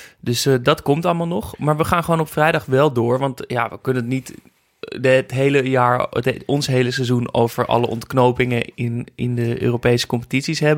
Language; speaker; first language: Dutch; native; Dutch